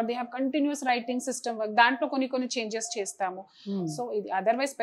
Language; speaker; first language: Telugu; non-native, fluent; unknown